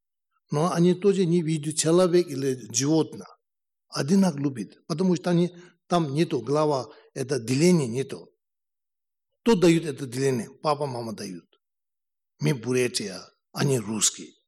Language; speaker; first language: Russian; non-native, learner; Tibetan